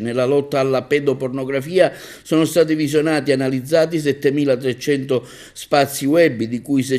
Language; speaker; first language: Italian; native; Italian